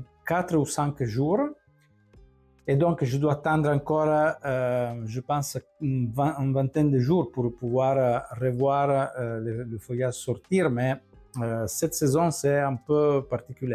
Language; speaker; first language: French; non-native, fluent; Italian